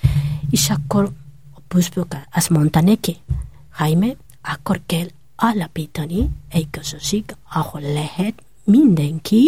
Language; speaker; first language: Hungarian; non-native, learner; Spanish